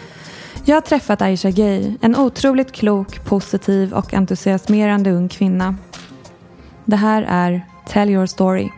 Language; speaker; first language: Swedish; native; Swedish